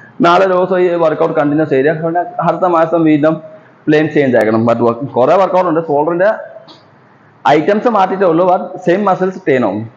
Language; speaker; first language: Malayalam; non-native, learner; Assamese